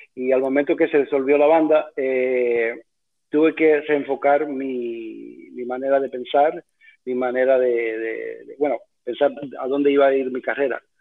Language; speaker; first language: Spanish; early bilingual, heritage; Spanish